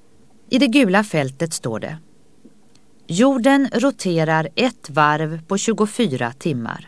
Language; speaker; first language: Swedish; native; Swedish